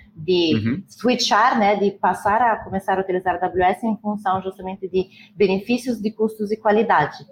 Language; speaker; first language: Portuguese; non-native, fluent; Italian